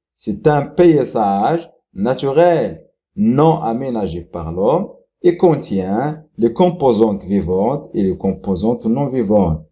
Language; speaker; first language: French; non-native, local second language; Arabic